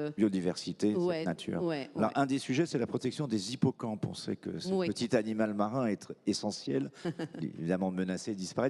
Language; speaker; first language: French; native; French